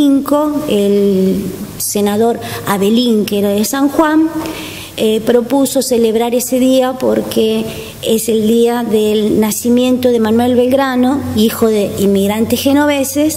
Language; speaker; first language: Spanish; native; Spanish